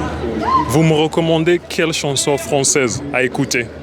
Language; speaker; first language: French; non-native, learner; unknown